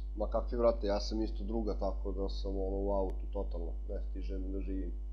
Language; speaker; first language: Serbian; native; Serbian